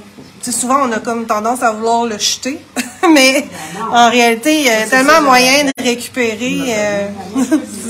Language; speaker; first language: French; native; French